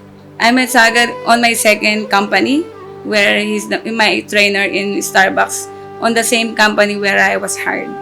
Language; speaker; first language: English; non-native, local second language; Filipino